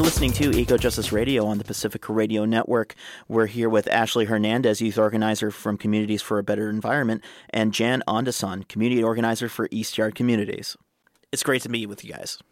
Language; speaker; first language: English; native; English